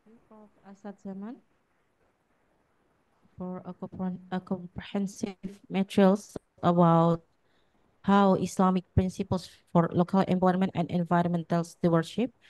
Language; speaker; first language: English; non-native, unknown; Indonesian